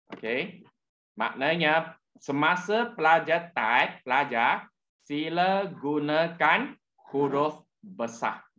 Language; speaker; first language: Malay; non-native, local second language; Chinese